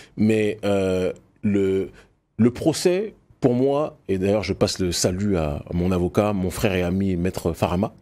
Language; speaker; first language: French; native; French